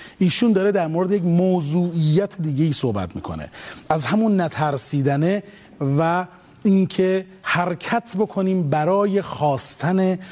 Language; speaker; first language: Persian; native; Persian